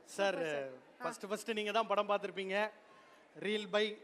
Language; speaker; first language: Tamil; native; Tamil